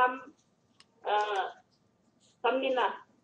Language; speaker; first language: Cantonese; non-native, learner; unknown